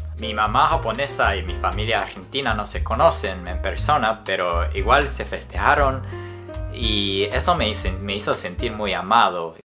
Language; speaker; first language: Spanish; non-native, fluent; Japanese